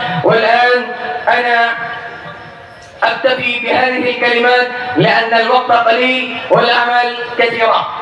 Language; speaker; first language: Arabic; non-native, fluent; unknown